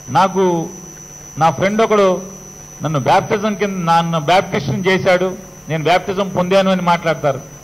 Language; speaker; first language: Telugu; native; Telugu